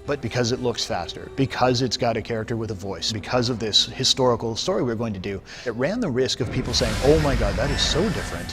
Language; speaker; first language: English; native; English